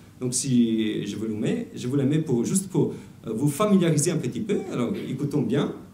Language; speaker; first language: French; non-native, fluent; Italian